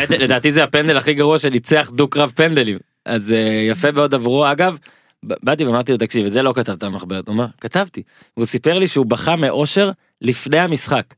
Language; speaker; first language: Hebrew; native; Hebrew